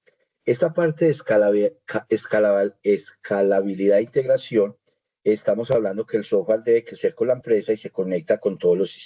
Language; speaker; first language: Spanish; native; Spanish